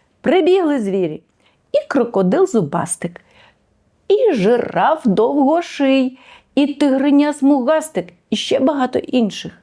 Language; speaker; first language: Ukrainian; native; Ukrainian